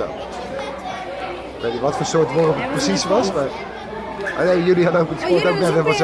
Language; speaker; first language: Dutch; native; Dutch